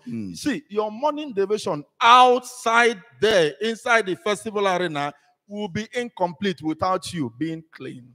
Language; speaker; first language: English; non-native, local second language; Igbo